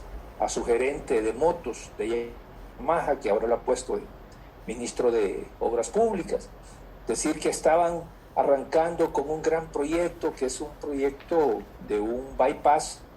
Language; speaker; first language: Spanish; native; Spanish